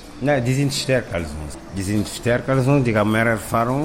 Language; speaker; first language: German; non-native, learner; Kabuverdianu